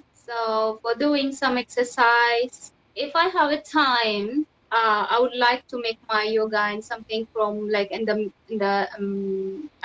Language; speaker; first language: English; non-native, fluent; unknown